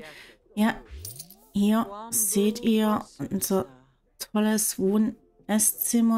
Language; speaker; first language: German; native; German